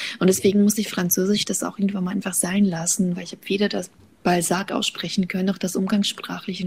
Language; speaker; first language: German; early bilingual, other home language; Russian